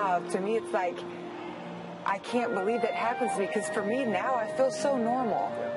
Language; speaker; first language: English; native; English